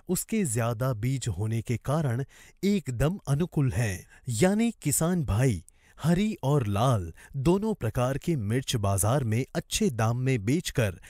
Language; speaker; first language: Hindi; native; Hindi